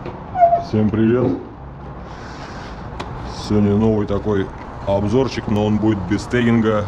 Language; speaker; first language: Russian; native; Russian